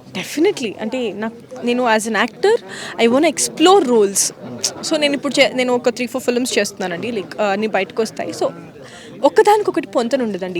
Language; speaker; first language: Telugu; native; Telugu